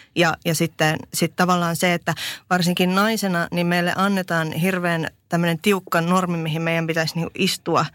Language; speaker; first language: Finnish; early bilingual, other home language; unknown